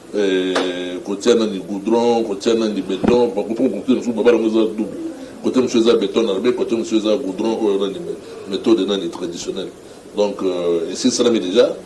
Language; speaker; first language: Lingala; native; Lingala